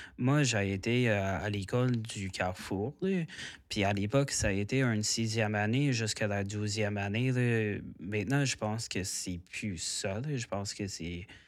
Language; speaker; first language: French; non-native, local second language; English